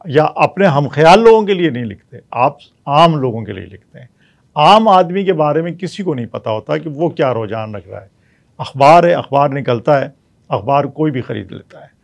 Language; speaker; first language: Urdu; native; Urdu